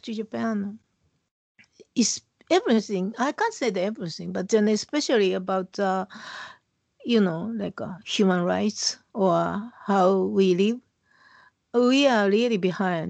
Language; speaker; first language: English; non-native, fluent; Japanese